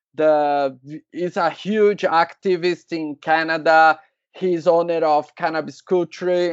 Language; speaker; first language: English; non-native, learner; Portuguese